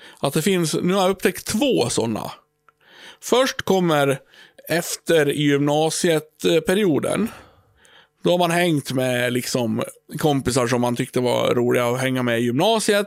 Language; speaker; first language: Swedish; native; Swedish